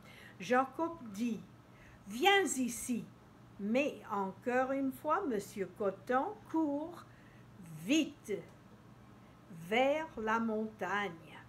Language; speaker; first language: French; non-native, fluent; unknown